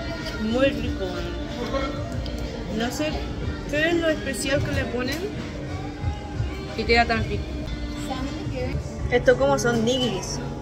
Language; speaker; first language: Spanish; native; Spanish